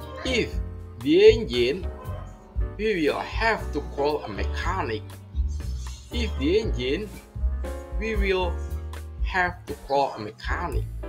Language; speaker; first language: English; non-native, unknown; Indonesian